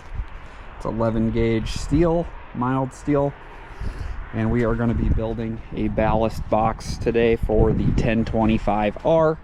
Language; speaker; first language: English; native; English